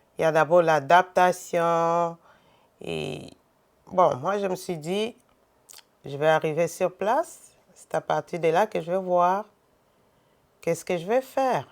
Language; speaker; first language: French; non-native, local second language; Lingala